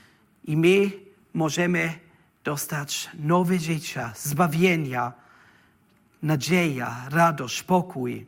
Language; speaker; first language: Polish; non-native, learner; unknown